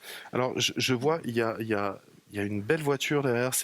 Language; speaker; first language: French; native; French